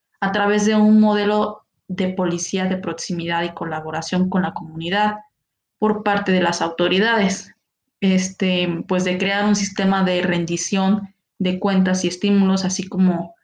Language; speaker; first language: Spanish; native; Spanish